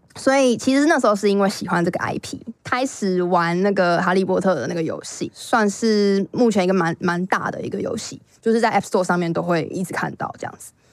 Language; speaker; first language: Chinese; native; Chinese